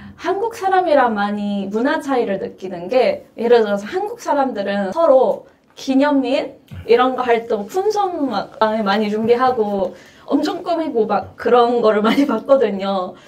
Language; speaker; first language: Korean; non-native, fluent; Japanese